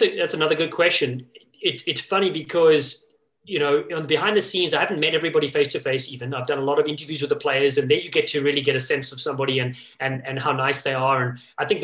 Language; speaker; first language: English; native; English